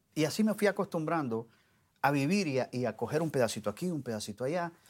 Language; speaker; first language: Spanish; native; Spanish